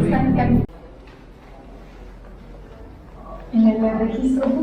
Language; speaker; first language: Spanish; non-native, learner; French